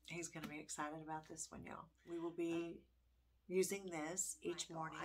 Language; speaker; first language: English; native; English